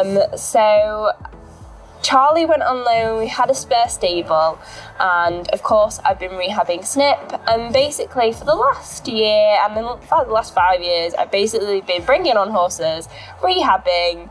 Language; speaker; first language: English; native; English